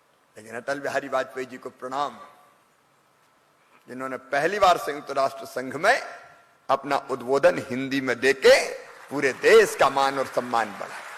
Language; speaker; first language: Hindi; native; Hindi